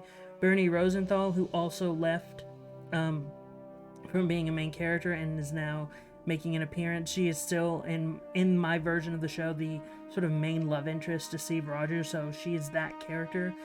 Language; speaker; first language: English; native; English